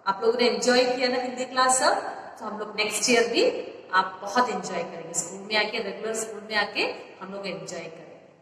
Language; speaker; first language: Hindi; non-native, local second language; Malayalam